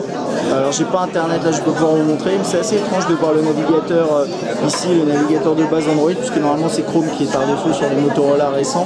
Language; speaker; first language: French; native; French